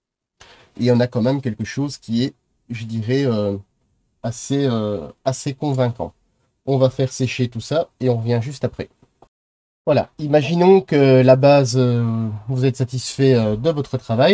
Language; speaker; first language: French; native; French